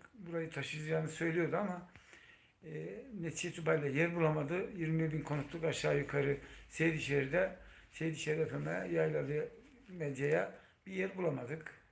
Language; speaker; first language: Turkish; native; Turkish